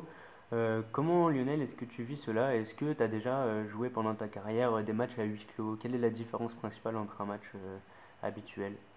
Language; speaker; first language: French; native; French